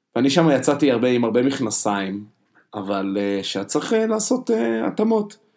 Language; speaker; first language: Hebrew; native; Hebrew